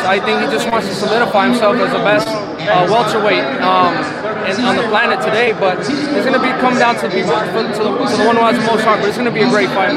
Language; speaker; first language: English; early bilingual, other home language; Spanish